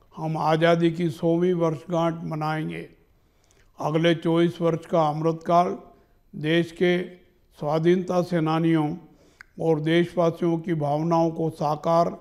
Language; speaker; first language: Hindi; native; Hindi